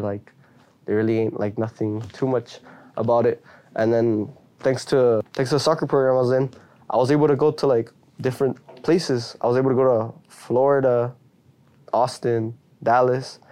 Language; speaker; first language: English; early bilingual, other home language; Spanish